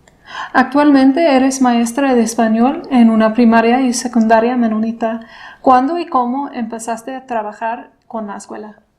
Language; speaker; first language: Spanish; non-native, fluent; English